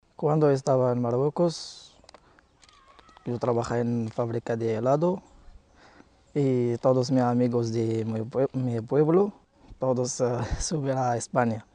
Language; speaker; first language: Spanish; non-native, learner; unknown